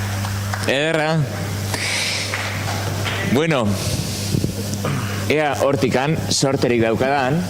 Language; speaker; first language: Basque; native; Basque